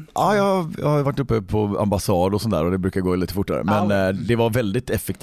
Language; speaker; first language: Swedish; native; Swedish